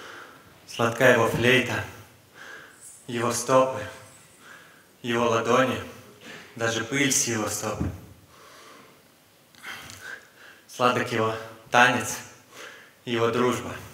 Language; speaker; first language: Russian; native; Russian